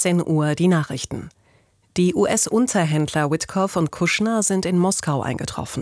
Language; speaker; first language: German; native; German